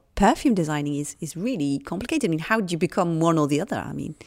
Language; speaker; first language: English; native; English